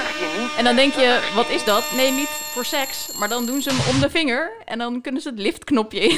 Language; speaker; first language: Dutch; native; Dutch